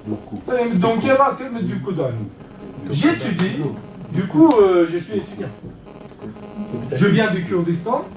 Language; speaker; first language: French; non-native, fluent; Kurdish